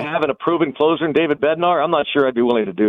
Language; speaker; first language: English; native; English